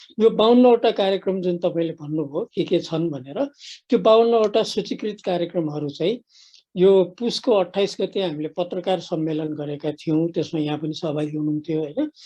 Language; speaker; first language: Nepali; native; Nepali